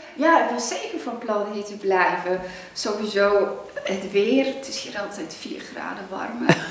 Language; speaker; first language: Dutch; early bilingual, other home language; Cantonese